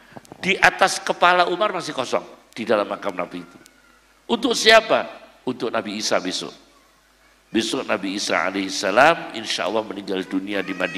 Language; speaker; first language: Indonesian; native; Indonesian